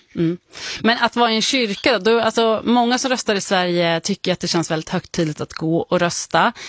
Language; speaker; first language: Swedish; native; Swedish